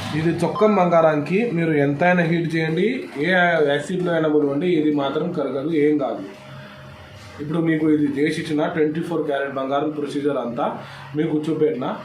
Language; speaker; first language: Telugu; non-native, fluent; Marathi